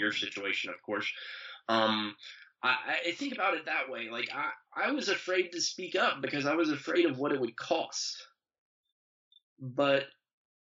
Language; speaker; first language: English; native; English